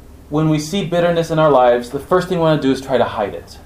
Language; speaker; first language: English; native; English